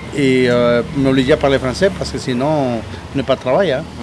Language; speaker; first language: French; non-native, learner; Spanish